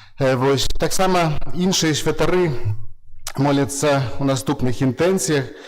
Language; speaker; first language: Belarusian; native; Belarusian